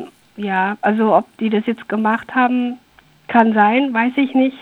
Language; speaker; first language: German; early bilingual, other home language; Persian